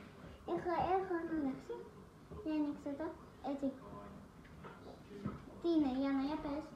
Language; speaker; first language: Greek; early bilingual, heritage; Greek